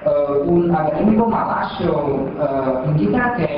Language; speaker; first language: Spanish; non-native, fluent; Chinese